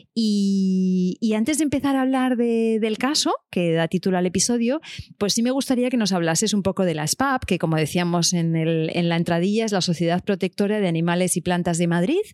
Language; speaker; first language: Spanish; native; Spanish